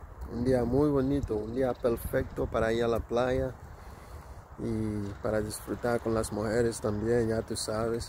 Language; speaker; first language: Spanish; non-native, local second language; Haitian Creole